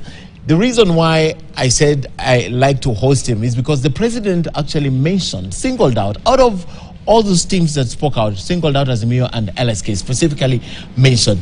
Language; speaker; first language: English; non-native, local second language; Swahili